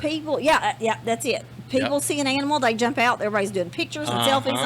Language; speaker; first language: English; native; English